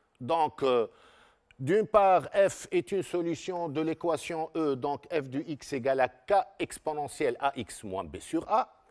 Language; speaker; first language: French; non-native, local second language; Arabic